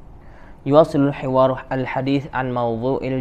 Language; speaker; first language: Arabic; non-native, fluent; Indonesian